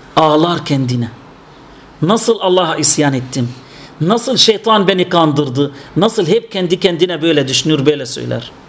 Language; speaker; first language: Turkish; non-native, fluent; Arabic